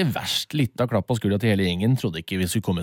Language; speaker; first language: Norwegian; native; Norwegian